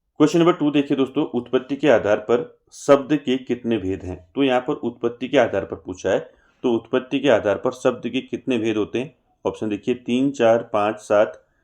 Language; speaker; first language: Hindi; native; Hindi